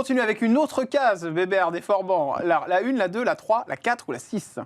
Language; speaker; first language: French; native; French